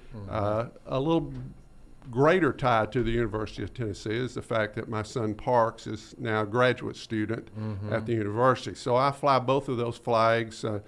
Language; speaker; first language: English; native; English